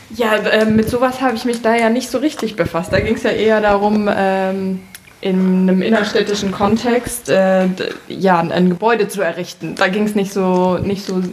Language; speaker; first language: German; native; German